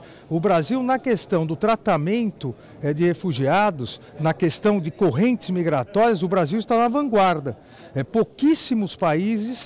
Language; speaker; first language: Portuguese; native; Portuguese